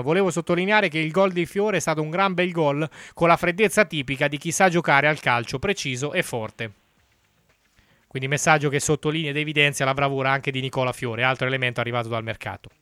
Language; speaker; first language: Italian; native; Italian